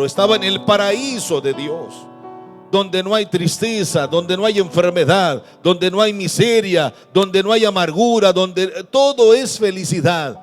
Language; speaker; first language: Spanish; native; Spanish